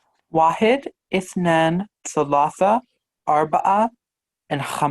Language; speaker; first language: Arabic; non-native, learner; English